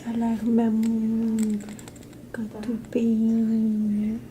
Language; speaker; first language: French; non-native, learner; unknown